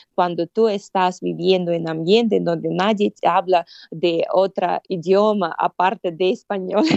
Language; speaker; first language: Spanish; non-native, fluent; Russian